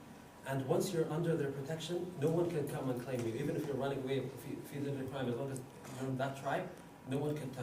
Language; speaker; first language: English; non-native, fluent; Arabic